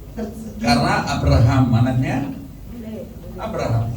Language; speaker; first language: Indonesian; non-native, learner; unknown